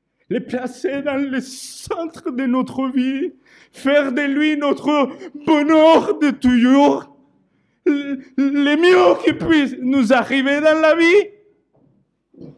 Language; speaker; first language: French; non-native, fluent; Spanish